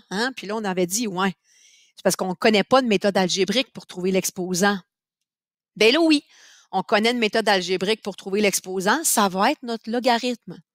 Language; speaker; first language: French; native; French